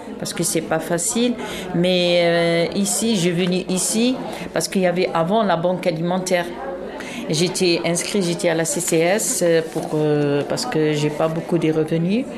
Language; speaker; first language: French; non-native, local second language; Arabic